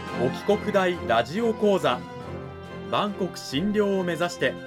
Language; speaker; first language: Japanese; native; Japanese